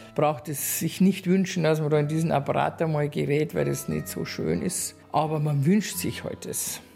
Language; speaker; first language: German; native; German